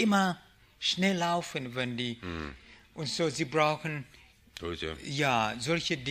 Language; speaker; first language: German; non-native, learner; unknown